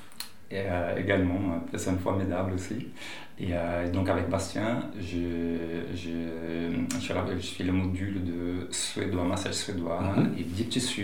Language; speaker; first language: French; non-native, fluent; Portuguese